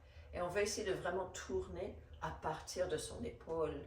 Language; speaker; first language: French; non-native, fluent; English